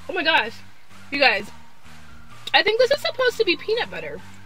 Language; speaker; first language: English; native; English